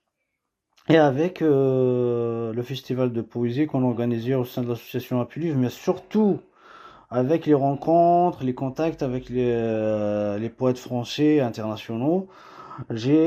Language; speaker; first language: French; non-native, local second language; Kabyle